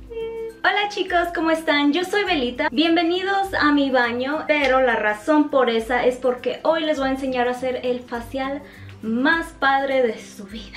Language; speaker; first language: Spanish; native; Spanish